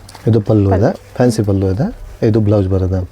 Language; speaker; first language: Kannada; non-native, local second language; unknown